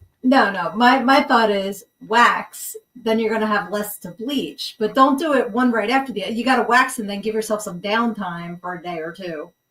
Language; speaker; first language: English; native; English